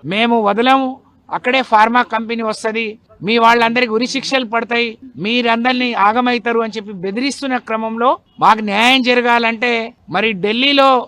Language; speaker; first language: Telugu; non-native, local second language; Lambadi